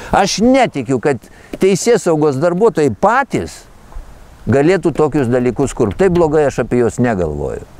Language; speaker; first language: Lithuanian; native; Lithuanian